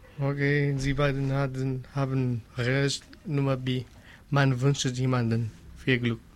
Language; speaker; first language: German; non-native, learner; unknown